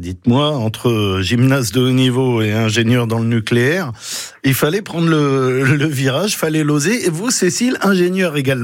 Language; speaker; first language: French; native; French